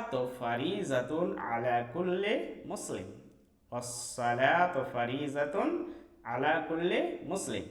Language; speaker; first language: Arabic; non-native, fluent; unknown